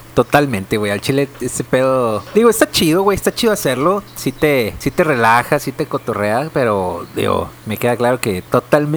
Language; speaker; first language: Spanish; native; Spanish